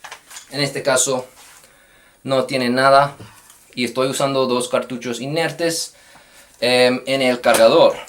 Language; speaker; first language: Spanish; non-native, fluent; English